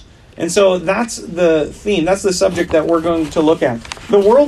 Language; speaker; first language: English; native; English